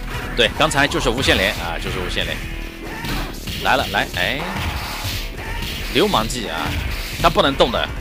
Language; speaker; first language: Chinese; native; Chinese